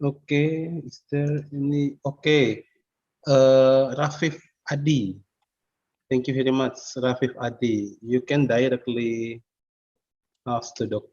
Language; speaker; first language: English; non-native, fluent; Indonesian